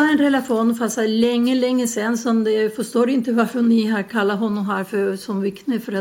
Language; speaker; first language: Swedish; non-native, fluent; Spanish